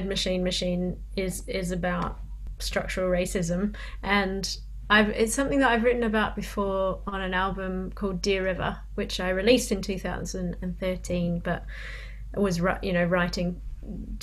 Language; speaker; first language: English; native; English